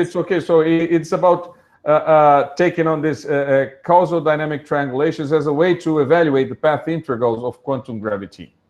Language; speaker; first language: English; non-native, fluent; Portuguese